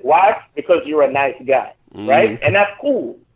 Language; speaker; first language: English; native; English